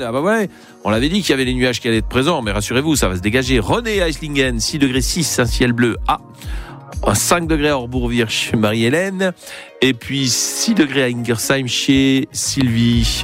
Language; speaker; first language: French; native; French